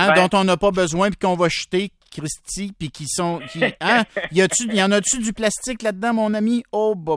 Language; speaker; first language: French; native; French